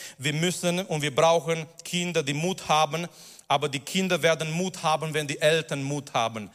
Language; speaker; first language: German; non-native, fluent; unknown